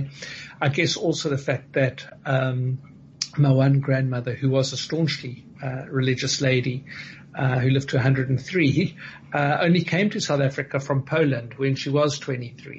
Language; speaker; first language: English; native; English